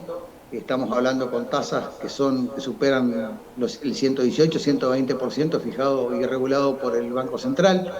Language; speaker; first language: Spanish; native; Spanish